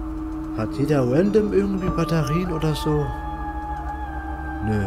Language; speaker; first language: German; native; German